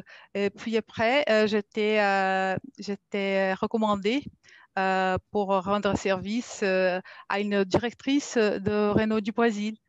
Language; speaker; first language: French; non-native, fluent; Portuguese